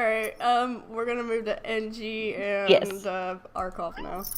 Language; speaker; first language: English; native; English